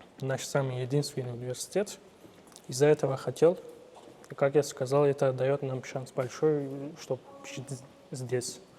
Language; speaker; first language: Russian; non-native, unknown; Turkish